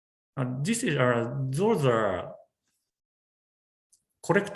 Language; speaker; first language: English; non-native, learner; Japanese